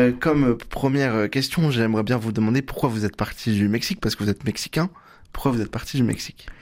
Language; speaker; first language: French; native; French